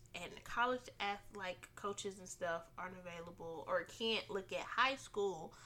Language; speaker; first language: English; native; English